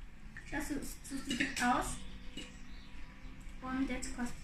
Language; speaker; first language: German; early bilingual, other home language; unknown